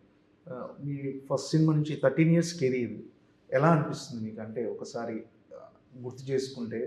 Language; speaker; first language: Telugu; native; Telugu